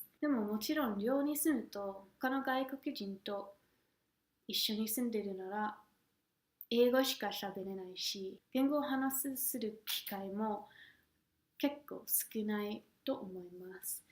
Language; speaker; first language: Japanese; non-native, fluent; English